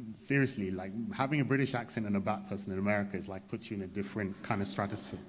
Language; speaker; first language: English; native; English